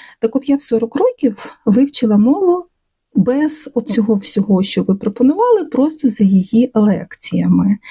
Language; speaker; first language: Ukrainian; non-native, local second language; Russian